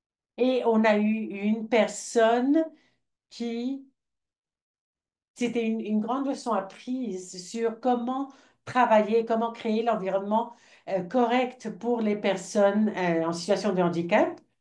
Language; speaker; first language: French; non-native, fluent; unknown